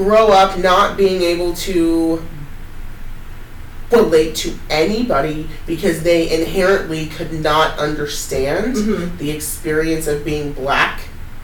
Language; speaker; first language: English; native; English